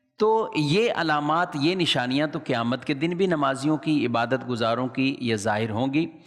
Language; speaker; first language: Urdu; native; Urdu